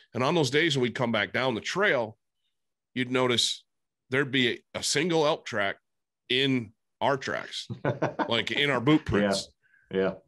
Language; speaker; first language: English; native; English